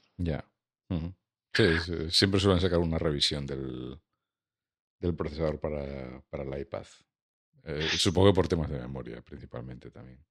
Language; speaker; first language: Spanish; native; Spanish